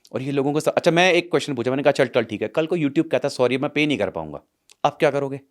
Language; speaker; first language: Hindi; non-native, local second language; Punjabi